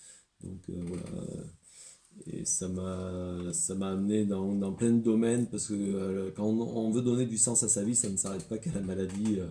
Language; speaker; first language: French; native; French